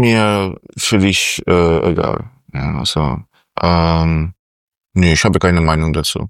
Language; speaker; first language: German; non-native, fluent; Polish